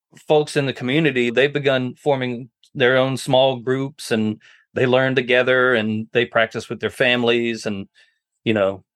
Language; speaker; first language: English; native; English